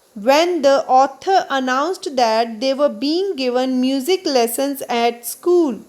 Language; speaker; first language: English; non-native, local second language; Punjabi